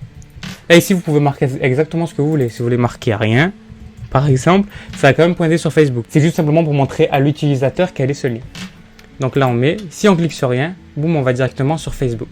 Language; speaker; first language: French; native; French